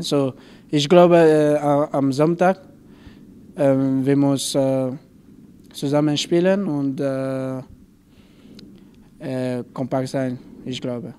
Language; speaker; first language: German; non-native, learner; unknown